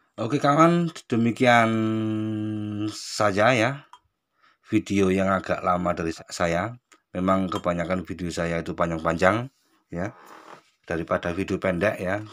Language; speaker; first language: Indonesian; native; Indonesian